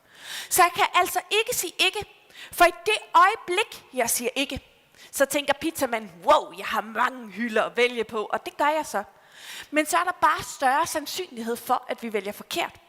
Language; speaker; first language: Danish; native; Danish